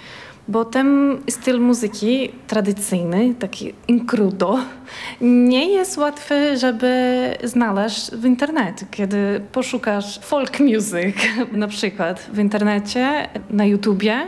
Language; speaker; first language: Polish; non-native, learner; Portuguese